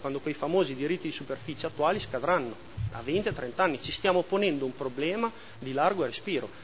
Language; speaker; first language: Italian; native; Italian